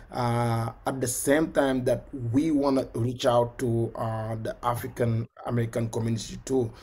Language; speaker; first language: English; non-native, fluent; Wolof